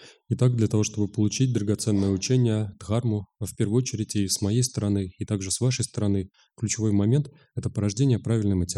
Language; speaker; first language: Russian; native; Russian